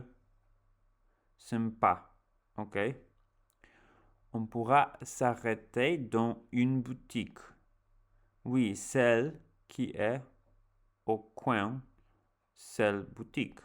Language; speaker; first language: French; non-native, learner; English